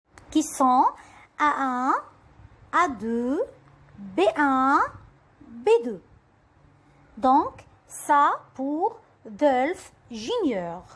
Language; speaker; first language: French; non-native, fluent; Arabic